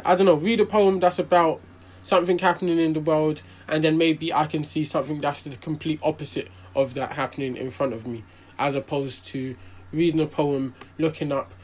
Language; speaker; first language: English; native; English